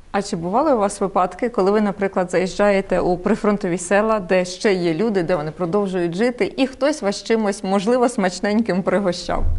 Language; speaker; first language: Ukrainian; native; Ukrainian